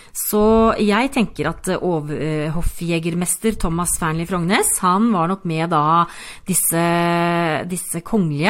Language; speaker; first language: Norwegian; native; Norwegian